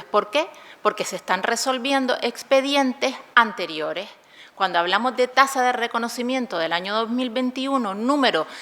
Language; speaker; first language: Spanish; native; Spanish